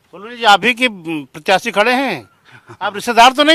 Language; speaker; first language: Hindi; native; Hindi